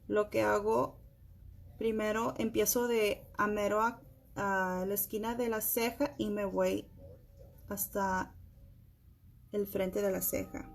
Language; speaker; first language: Spanish; early bilingual, heritage; Spanish